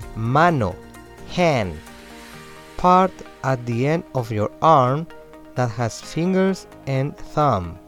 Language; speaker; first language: English; non-native, fluent; Spanish